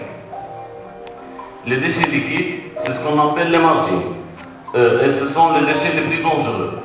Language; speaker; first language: French; non-native, local second language; Arabic